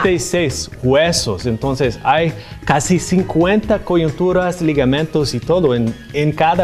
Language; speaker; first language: Spanish; non-native, fluent; English